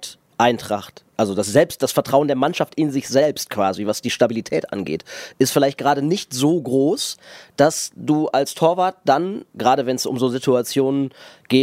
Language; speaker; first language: German; native; German